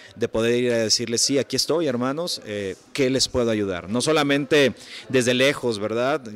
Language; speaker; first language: Spanish; native; Spanish